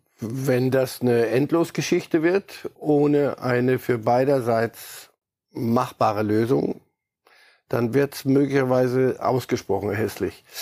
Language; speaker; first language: German; native; German